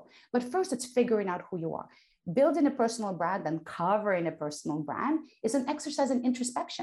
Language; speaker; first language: English; non-native, fluent; Ukrainian